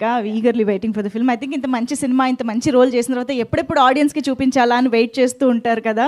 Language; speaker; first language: Telugu; native; Telugu